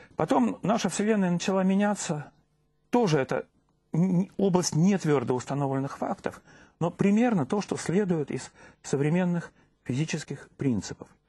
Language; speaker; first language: Russian; native; Russian